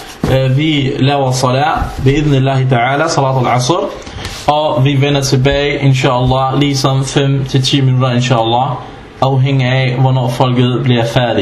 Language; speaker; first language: Danish; non-native, fluent; Arabic